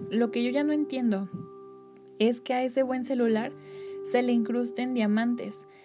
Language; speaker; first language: Spanish; native; Spanish